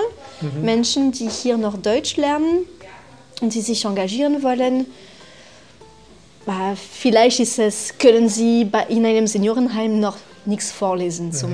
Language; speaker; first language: German; non-native, fluent; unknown